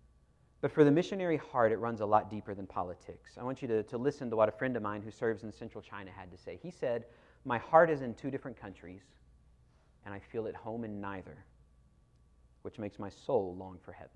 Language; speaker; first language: English; native; English